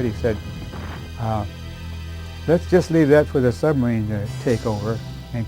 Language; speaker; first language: English; native; English